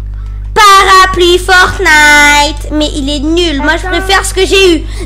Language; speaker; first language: French; native; French